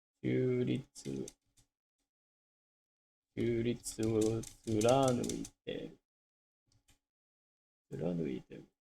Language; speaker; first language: Japanese; non-native, learner; English